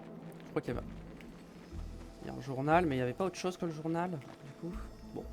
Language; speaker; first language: French; native; French